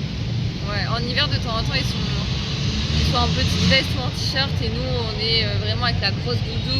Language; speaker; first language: French; native; French